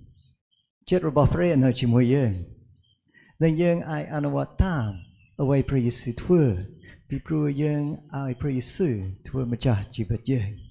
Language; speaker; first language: Khmer; non-native, fluent; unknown